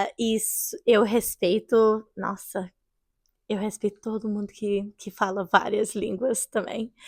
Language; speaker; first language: Portuguese; early bilingual, heritage; English